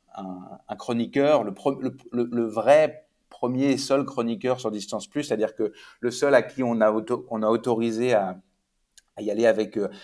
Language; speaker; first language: French; native; French